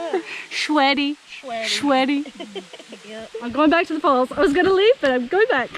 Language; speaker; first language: English; native; English